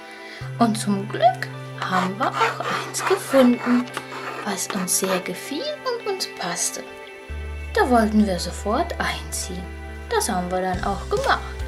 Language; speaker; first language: German; early bilingual, other home language; Russian